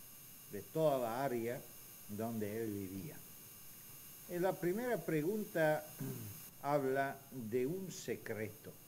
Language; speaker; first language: Spanish; non-native, fluent; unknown